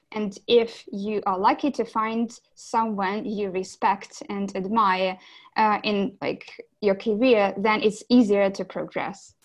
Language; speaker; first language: English; non-native, fluent; Ukrainian